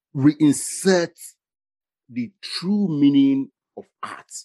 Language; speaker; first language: English; non-native, local second language; Igbo